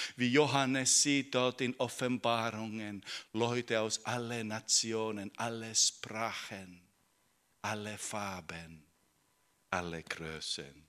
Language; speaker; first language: German; non-native, fluent; Finnish